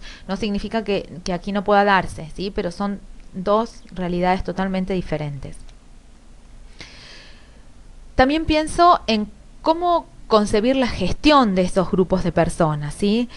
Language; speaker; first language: Spanish; native; Spanish